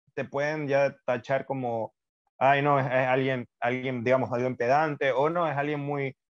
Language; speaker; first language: Spanish; native; Spanish